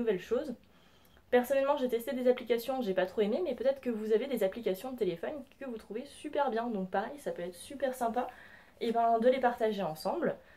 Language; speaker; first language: French; native; French